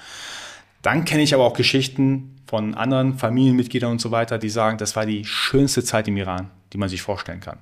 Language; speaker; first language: German; early bilingual, other home language; Persian